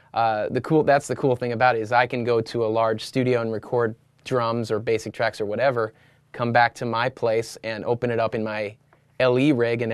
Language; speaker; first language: English; native; English